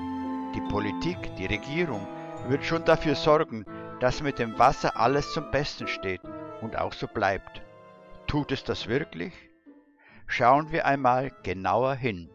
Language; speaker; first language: German; native; German